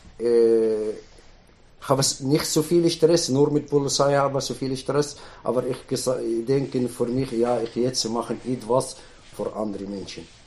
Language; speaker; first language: German; non-native, learner; Arabic